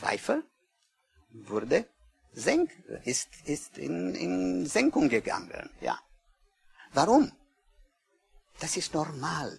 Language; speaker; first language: German; non-native, learner; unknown